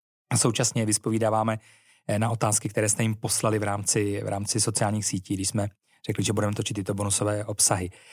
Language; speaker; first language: Czech; native; Czech